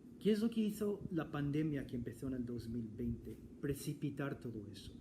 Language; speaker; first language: Spanish; non-native, fluent; English